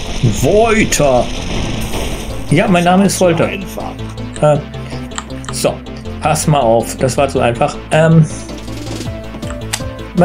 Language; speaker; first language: German; native; German